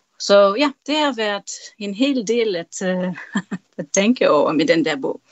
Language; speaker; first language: Danish; non-native, fluent; French